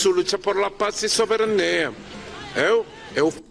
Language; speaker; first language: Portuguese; non-native, learner; Spanish